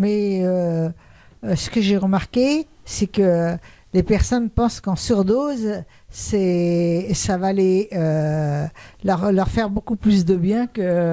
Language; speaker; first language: French; native; French